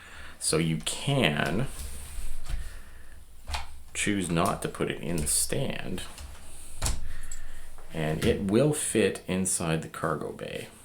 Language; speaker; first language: English; native; English